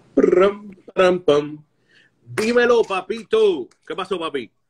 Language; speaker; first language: Spanish; native; Spanish